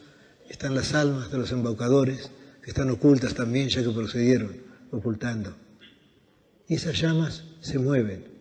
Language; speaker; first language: Spanish; native; Spanish